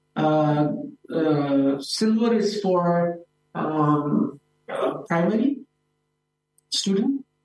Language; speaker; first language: English; non-native, local second language; Urdu